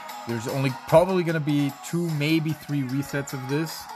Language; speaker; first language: English; non-native, fluent; German